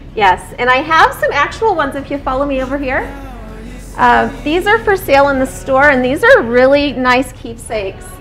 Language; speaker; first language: English; native; English